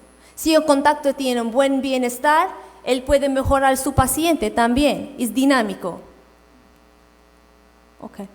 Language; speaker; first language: Spanish; non-native, fluent; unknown